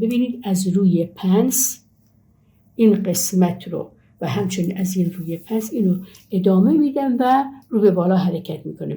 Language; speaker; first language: Persian; native; Persian